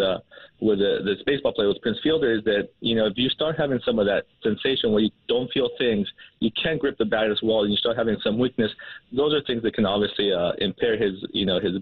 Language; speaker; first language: English; native; English